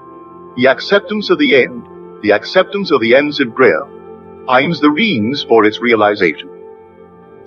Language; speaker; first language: English; native; English